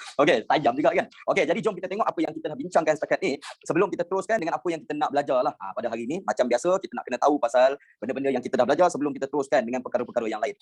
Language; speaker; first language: Malay; native; Malay